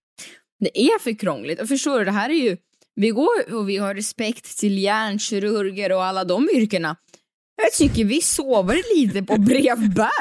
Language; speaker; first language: Swedish; native; Swedish